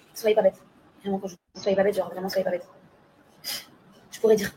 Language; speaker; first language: French; native; French